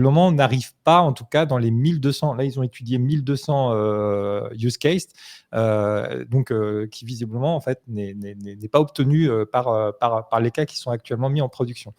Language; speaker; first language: French; native; French